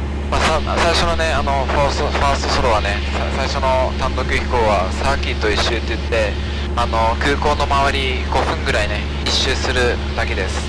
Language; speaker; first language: Japanese; native; Japanese